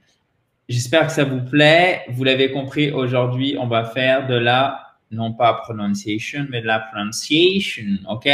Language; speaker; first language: French; native; French